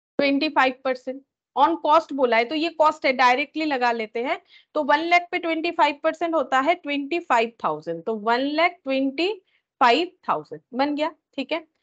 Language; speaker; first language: Hindi; native; Hindi